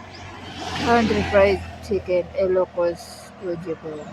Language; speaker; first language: English; non-native, learner; Cebuano